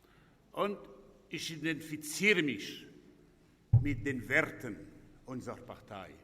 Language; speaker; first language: German; non-native, local second language; French